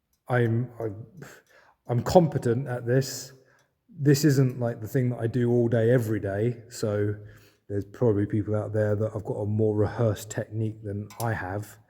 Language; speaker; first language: English; native; English